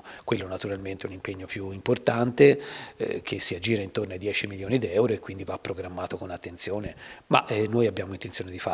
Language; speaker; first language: Italian; native; Italian